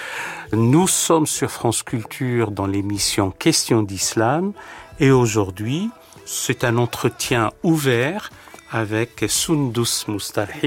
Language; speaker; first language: French; native; French